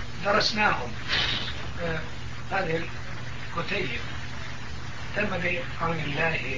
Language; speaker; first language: Arabic; non-native, fluent; Turkish